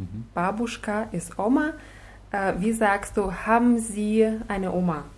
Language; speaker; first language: German; non-native, fluent; Russian